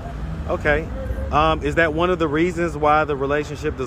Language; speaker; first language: English; native; English